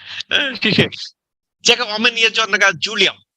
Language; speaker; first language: Chinese; non-native, learner; Bangla